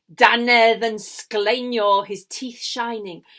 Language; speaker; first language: Welsh; non-native, fluent; English